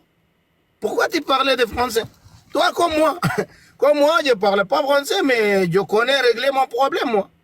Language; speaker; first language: French; non-native, learner; Arabic